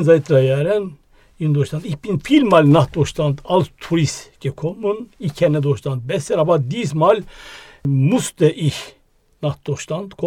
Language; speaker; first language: German; non-native, learner; Turkish